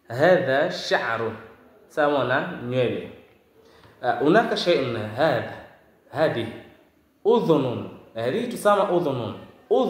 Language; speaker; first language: Arabic; non-native, fluent; Swahili